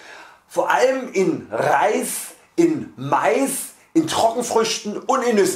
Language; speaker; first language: German; native; German